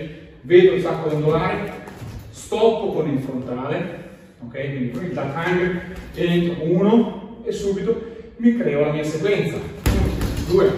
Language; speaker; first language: Italian; native; Italian